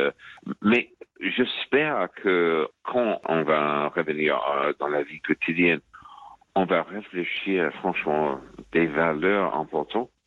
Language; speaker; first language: French; non-native, fluent; English